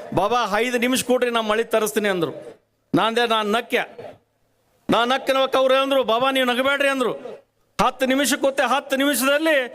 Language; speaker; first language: Kannada; native; Kannada